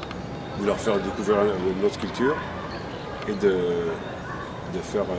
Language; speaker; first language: French; non-native, local second language; Kabyle